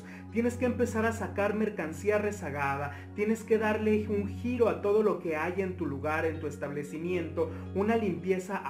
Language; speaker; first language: Spanish; native; Spanish